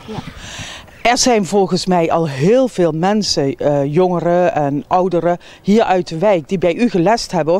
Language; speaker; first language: Dutch; native; Dutch